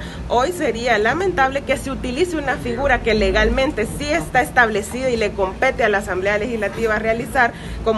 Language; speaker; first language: Spanish; native; Spanish